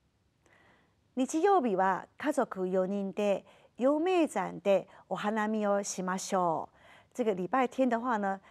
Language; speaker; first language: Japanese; non-native, fluent; Chinese